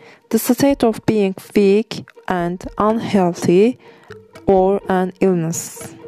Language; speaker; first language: English; non-native, learner; Turkish